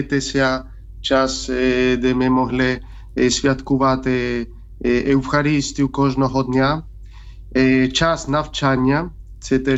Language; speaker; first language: Ukrainian; non-native, fluent; Spanish